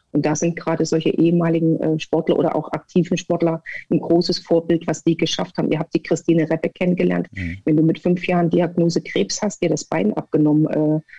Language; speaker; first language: German; native; German